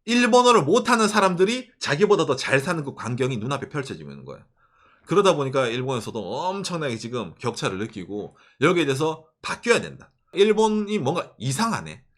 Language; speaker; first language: Korean; native; Korean